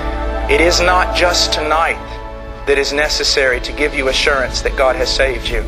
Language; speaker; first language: English; native; English